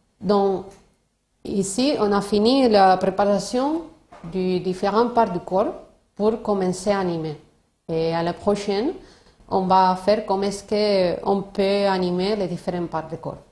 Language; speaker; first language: French; non-native, learner; Spanish